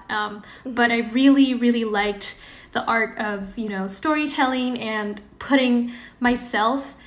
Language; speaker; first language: English; non-native, fluent; Indonesian